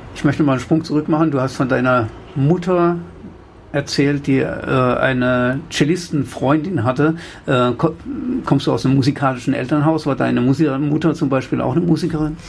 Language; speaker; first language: German; native; German